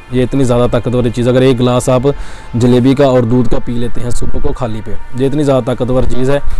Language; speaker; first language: Urdu; non-native, local second language; Punjabi